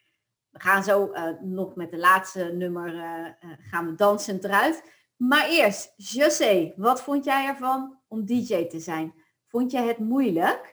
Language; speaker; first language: Dutch; native; Dutch